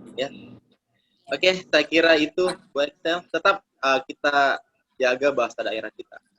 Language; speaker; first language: Indonesian; native; Indonesian